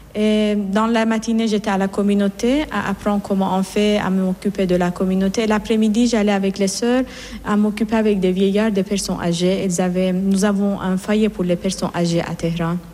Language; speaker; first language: French; non-native, fluent; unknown